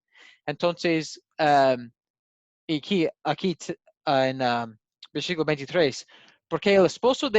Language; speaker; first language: Spanish; non-native, learner; English